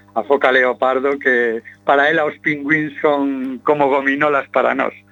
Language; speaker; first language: Galician; non-native, local second language; Spanish